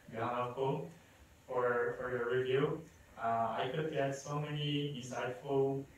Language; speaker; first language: English; non-native, fluent; Portuguese